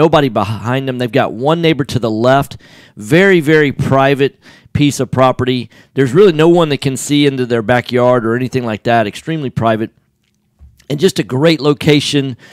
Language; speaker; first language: English; native; English